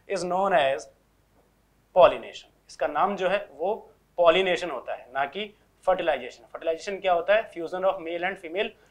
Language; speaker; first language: Hindi; native; Hindi